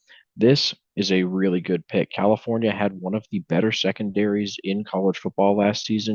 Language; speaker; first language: English; native; English